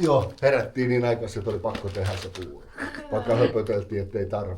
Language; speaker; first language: Finnish; native; Finnish